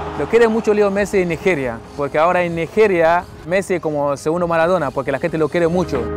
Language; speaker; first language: Spanish; non-native, fluent; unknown